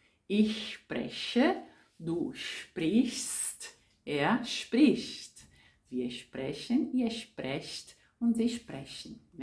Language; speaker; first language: German; non-native, fluent; Portuguese